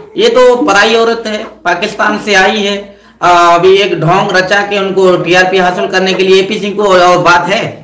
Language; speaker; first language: Urdu; non-native, local second language; Sindhi